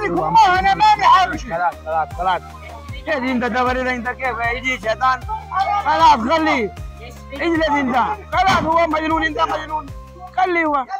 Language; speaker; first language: Arabic; non-native, learner; Urdu